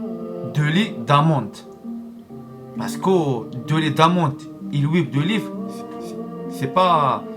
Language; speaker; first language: French; non-native, learner; Arabic